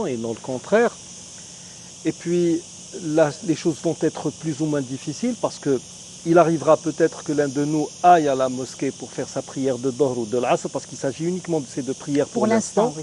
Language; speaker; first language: French; non-native, local second language; Arabic